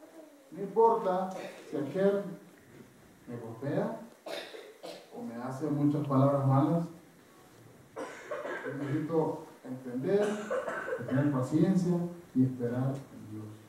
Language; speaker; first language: Spanish; non-native, fluent; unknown